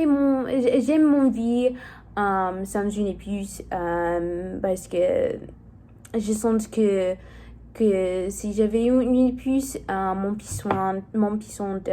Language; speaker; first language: French; non-native, learner; English